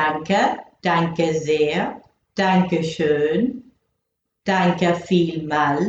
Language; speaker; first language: German; non-native, fluent; English